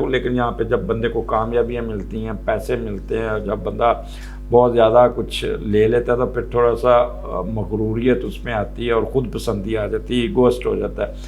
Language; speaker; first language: Urdu; non-native, local second language; Punjabi